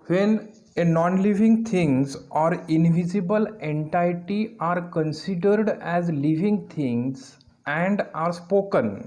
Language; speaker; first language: English; non-native, local second language; Marathi